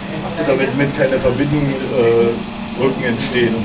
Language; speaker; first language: German; native; German